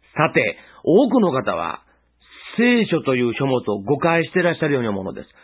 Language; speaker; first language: Japanese; native; Japanese